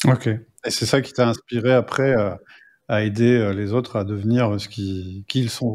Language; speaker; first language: French; native; French